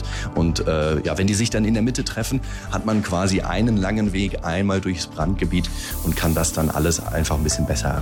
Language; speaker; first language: German; native; German